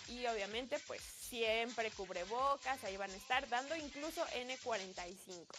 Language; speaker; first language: Spanish; native; Spanish